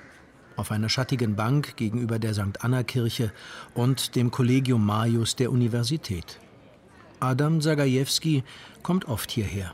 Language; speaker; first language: German; native; German